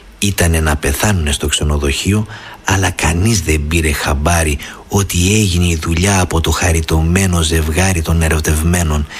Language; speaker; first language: Greek; native; Greek